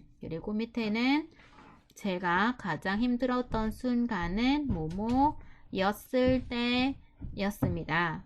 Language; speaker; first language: Korean; non-native, fluent; Vietnamese